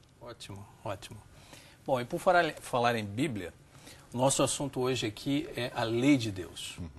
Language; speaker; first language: Portuguese; native; Portuguese